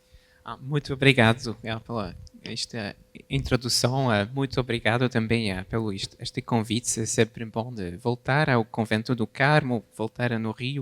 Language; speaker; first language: Portuguese; non-native, fluent; Polish